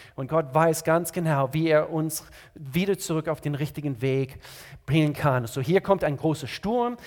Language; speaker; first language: German; non-native, fluent; English